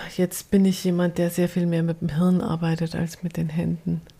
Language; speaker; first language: German; native; German